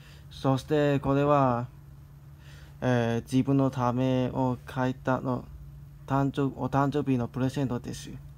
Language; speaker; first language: Japanese; non-native, learner; Cantonese